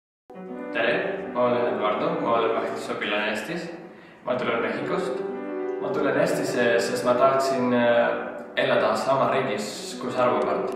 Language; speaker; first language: Estonian; non-native, learner; Spanish